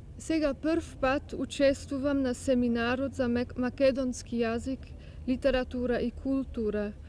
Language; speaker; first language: Macedonian; non-native, learner; German